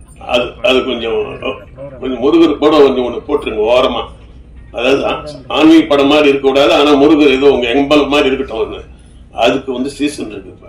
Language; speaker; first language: Tamil; native; Tamil